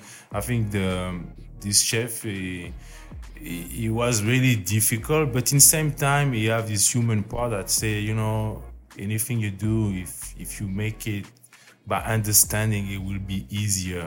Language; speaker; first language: English; non-native, learner; French